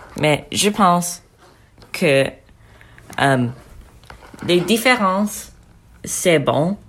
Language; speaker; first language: French; non-native, learner; English